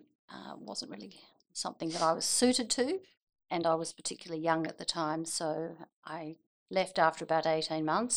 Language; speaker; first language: English; native; English